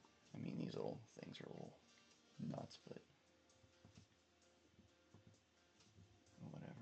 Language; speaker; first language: English; native; English